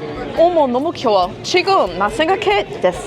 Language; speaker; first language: Korean; non-native, learner; English